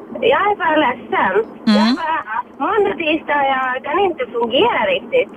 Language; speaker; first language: Swedish; non-native, fluent; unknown